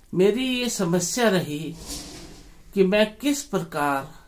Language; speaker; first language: Hindi; native; Hindi